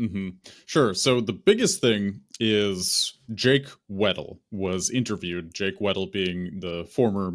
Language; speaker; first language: English; native; English